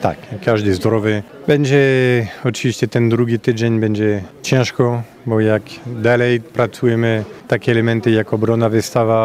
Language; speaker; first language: Polish; non-native, fluent; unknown